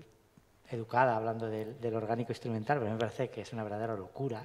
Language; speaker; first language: Spanish; native; Spanish